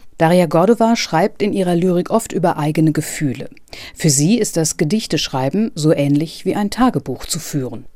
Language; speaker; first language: German; native; German